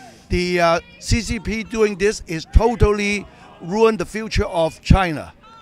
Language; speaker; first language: English; non-native, local second language; Cantonese